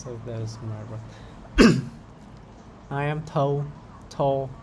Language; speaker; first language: English; non-native, learner; Vietnamese